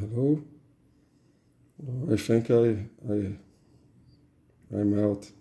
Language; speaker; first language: English; non-native, learner; Portuguese